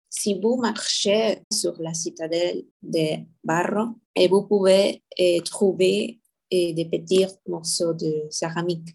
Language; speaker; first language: French; non-native, learner; Spanish